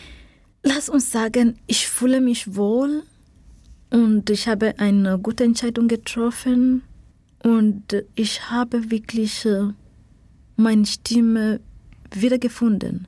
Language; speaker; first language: German; non-native, fluent; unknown